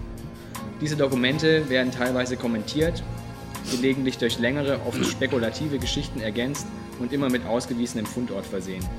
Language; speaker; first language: German; native; German